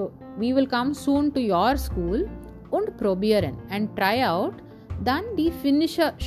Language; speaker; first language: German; non-native, fluent; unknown